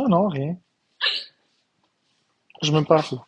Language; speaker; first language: French; native; French